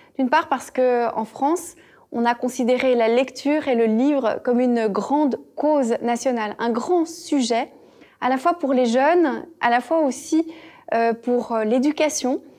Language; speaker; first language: French; native; French